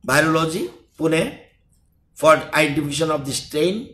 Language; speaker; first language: English; non-native, local second language; Bangla